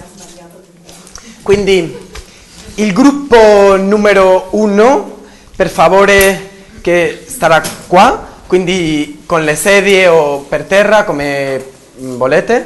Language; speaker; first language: Italian; non-native, learner; Spanish